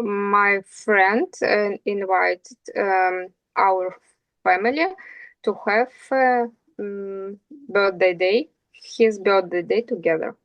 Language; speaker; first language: English; non-native, learner; Russian